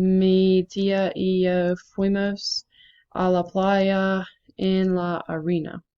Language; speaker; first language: Spanish; non-native, learner; English